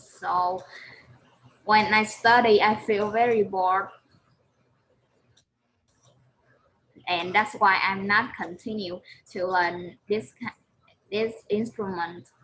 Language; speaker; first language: English; non-native, learner; Vietnamese